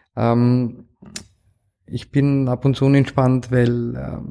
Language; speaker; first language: German; non-native, fluent; Romanian